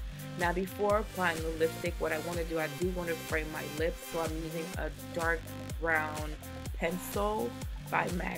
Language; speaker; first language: English; native; English